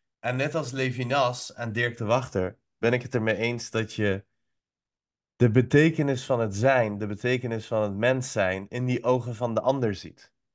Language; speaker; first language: Dutch; early bilingual, other home language; Persian